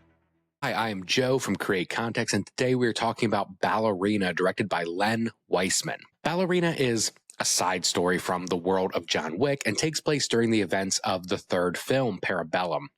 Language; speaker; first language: English; native; English